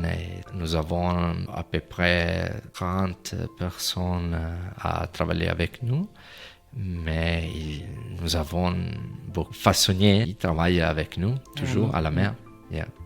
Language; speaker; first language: French; non-native, fluent; Italian